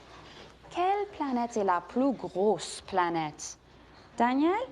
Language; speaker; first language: French; non-native, fluent; English